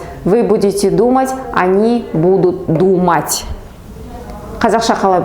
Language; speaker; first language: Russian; non-native, local second language; Kazakh